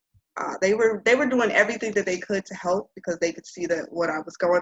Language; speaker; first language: English; native; English